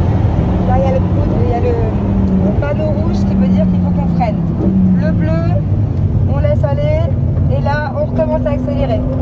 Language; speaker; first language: French; native; French